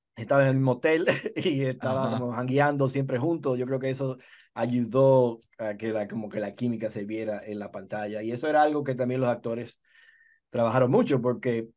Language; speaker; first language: Spanish; native; Spanish